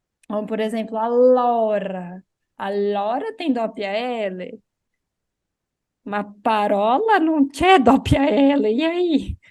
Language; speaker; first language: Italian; non-native, fluent; Portuguese